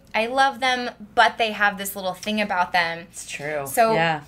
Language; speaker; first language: English; native; English